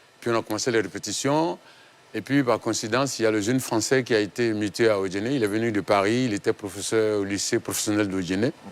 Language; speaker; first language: French; non-native, local second language; Dyula